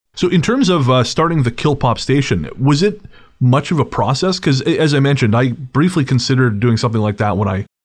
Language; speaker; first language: English; native; English